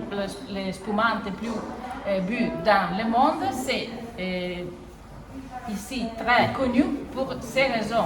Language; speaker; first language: French; non-native, fluent; Italian